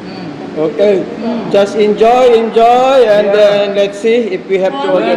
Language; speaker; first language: English; non-native, local second language; Filipino